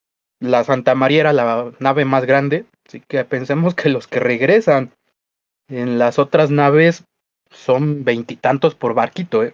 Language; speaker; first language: Spanish; native; Spanish